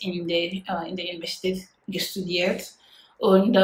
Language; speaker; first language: German; non-native, learner; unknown